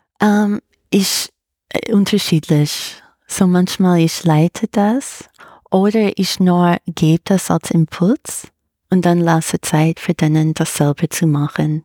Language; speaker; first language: German; non-native, fluent; English